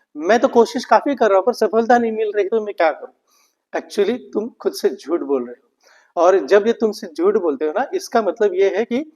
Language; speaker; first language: Hindi; non-native, local second language; Marathi